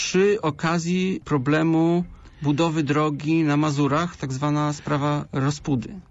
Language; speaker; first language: Polish; native; Polish